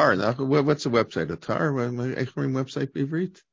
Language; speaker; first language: Hebrew; non-native, fluent; English